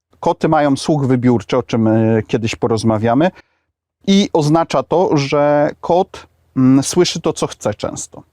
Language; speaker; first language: Polish; native; Polish